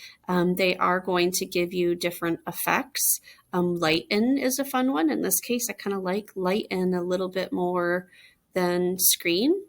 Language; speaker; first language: English; native; English